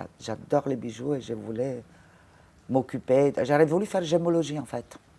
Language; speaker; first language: French; non-native, fluent; Italian